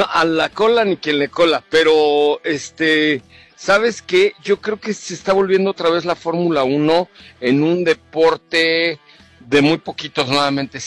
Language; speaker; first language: Spanish; native; Spanish